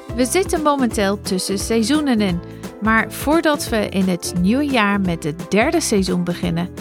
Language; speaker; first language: Dutch; non-native, fluent; English